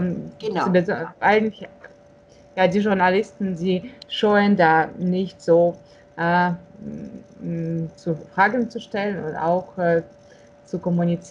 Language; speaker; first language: German; non-native, fluent; Russian